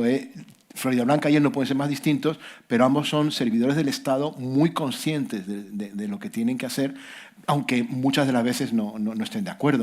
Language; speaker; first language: Spanish; native; Spanish